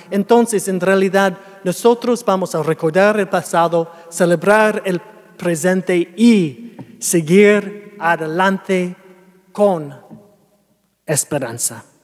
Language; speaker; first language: Spanish; non-native, fluent; English